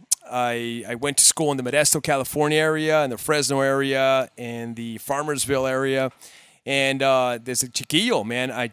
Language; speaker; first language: English; early bilingual, other home language; Spanish